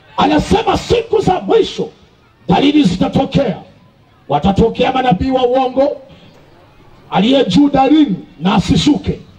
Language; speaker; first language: Swahili; native; Swahili